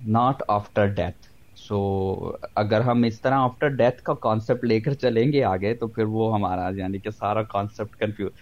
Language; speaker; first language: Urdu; non-native, local second language; Punjabi